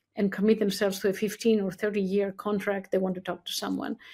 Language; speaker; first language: English; non-native, fluent; Greek